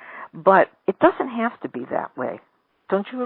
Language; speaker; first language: English; native; English